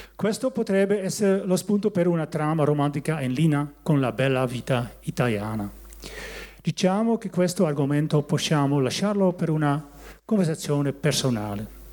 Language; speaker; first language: Italian; non-native, learner; Dutch